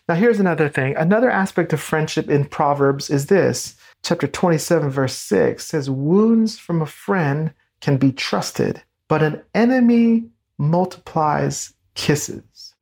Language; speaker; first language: English; native; English